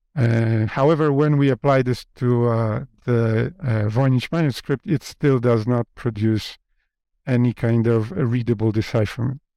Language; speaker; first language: English; non-native, fluent; Polish